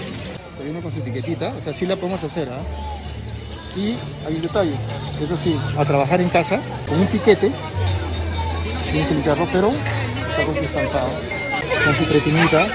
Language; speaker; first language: Spanish; native; Spanish